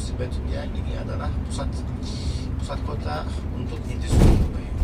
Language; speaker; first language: Indonesian; non-native, fluent; Turkish